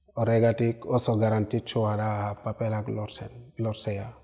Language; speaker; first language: Basque; non-native, fluent; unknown